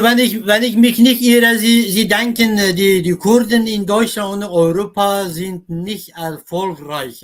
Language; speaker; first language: German; non-native, fluent; Kurdish